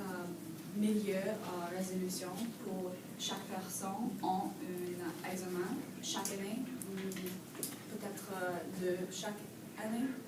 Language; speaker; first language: French; non-native, learner; English